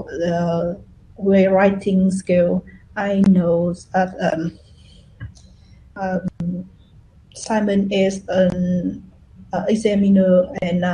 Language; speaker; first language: English; non-native, learner; Vietnamese